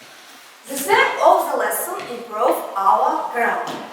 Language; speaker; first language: English; non-native, learner; Kazakh